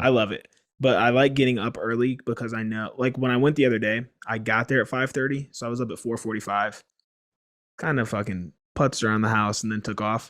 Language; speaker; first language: English; native; English